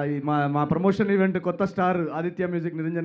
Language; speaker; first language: Telugu; native; Telugu